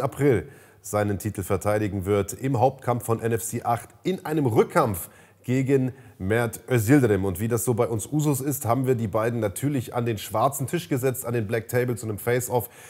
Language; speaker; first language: German; native; German